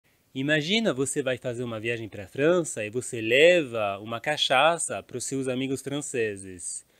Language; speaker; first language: Portuguese; non-native, fluent; French